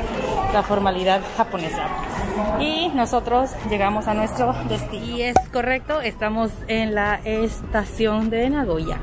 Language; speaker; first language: Spanish; native; Spanish